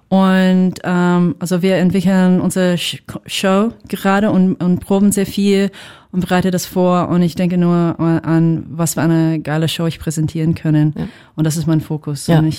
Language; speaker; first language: German; non-native, fluent; English